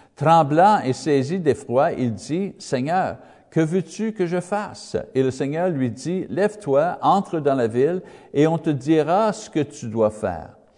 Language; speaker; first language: French; non-native, learner; English